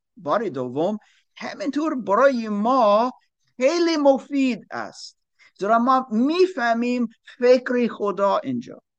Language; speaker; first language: Persian; non-native, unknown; English